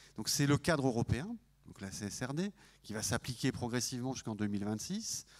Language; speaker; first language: French; native; French